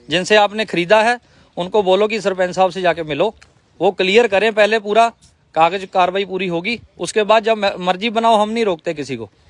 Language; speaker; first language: Hindi; non-native, local second language; Punjabi